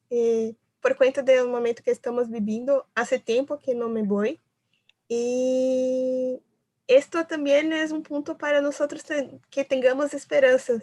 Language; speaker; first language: Spanish; non-native, learner; Portuguese